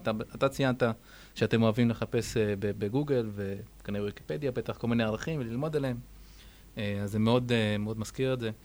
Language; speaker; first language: Hebrew; native; Hebrew